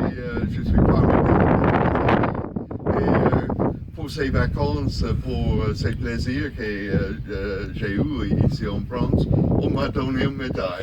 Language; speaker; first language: French; non-native, fluent; English